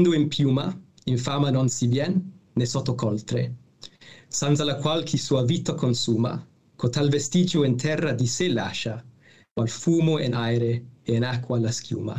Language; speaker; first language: Italian; non-native, fluent; English